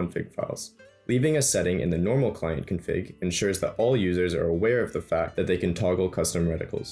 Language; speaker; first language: English; native; English